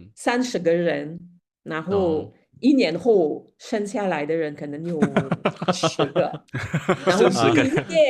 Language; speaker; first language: Chinese; non-native, fluent; French